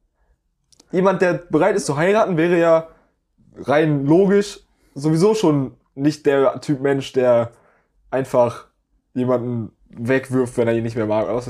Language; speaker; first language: German; native; German